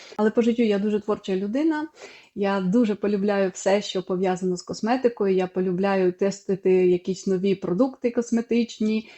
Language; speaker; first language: Ukrainian; non-native, local second language; Russian